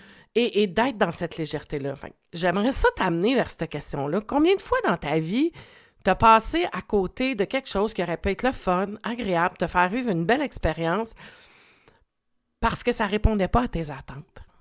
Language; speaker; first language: French; native; French